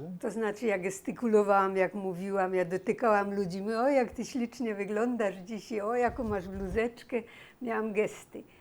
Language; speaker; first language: Polish; native; Polish